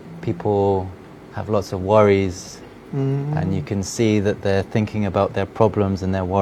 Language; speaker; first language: English; non-native, fluent; French